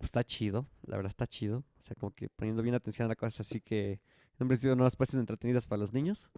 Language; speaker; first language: Spanish; native; Spanish